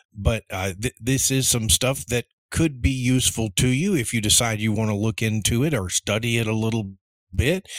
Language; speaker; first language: English; early bilingual, other home language; Spanish